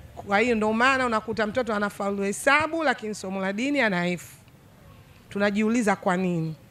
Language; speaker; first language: Swahili; native; Swahili